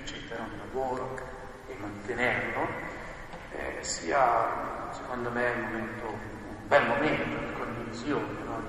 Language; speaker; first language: Italian; native; Italian